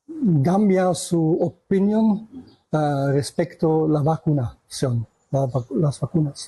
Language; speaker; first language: Spanish; non-native, learner; German